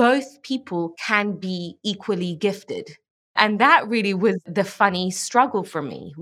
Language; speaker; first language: English; native; English